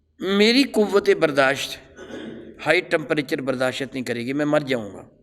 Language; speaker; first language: Urdu; non-native, local second language; Punjabi